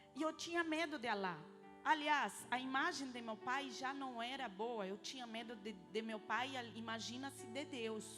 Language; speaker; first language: Portuguese; non-native, fluent; Arabic